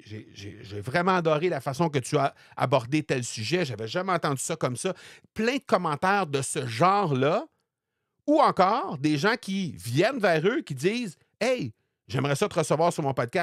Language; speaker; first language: French; native; French